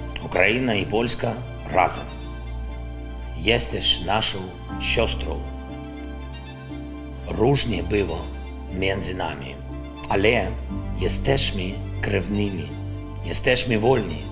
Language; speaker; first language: Polish; non-native, learner; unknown